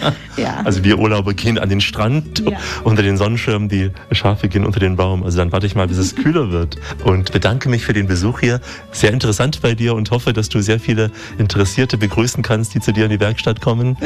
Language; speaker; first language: German; native; German